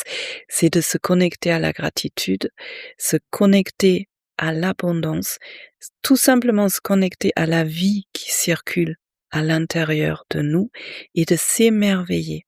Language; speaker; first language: French; native; French